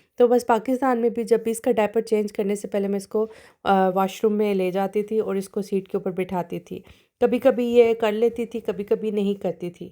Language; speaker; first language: Urdu; non-native, local second language; Punjabi